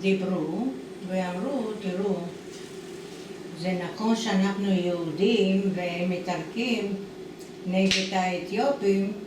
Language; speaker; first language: Hebrew; non-native, fluent; Italian